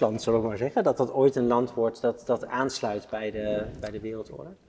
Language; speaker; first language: Dutch; native; Dutch